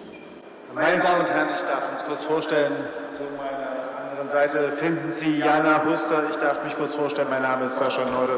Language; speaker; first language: German; native; German